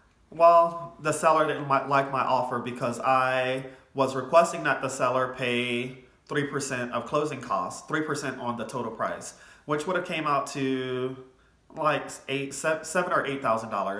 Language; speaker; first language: English; native; English